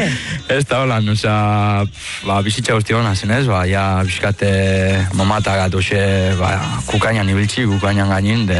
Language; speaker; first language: Basque; native; Basque